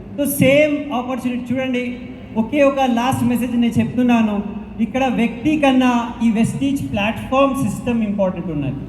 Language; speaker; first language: Telugu; non-native, local second language; Hindi